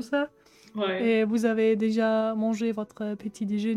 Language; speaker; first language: French; non-native, fluent; German